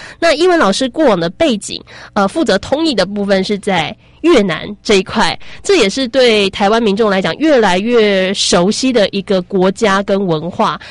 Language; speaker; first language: Chinese; native; Chinese